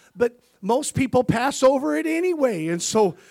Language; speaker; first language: English; native; English